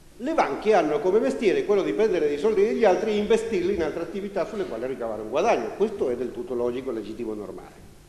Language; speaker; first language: Italian; non-native, fluent; Spanish